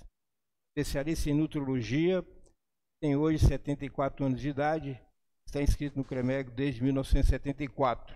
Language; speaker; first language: Portuguese; native; Portuguese